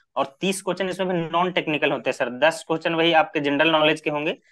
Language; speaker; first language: Hindi; native; Hindi